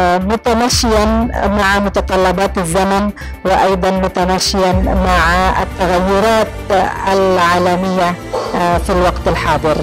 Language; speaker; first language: Arabic; non-native, fluent; Indonesian